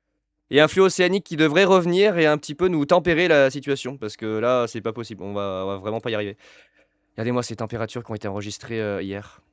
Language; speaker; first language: French; native; French